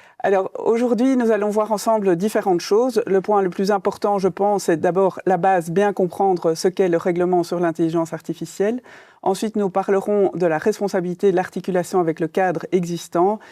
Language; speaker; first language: French; native; French